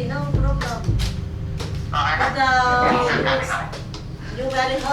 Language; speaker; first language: English; non-native, learner; Vietnamese